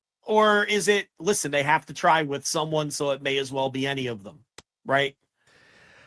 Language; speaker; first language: English; native; English